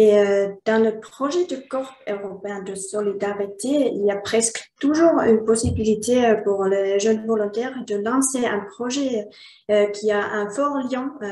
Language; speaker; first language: French; non-native, learner; Finnish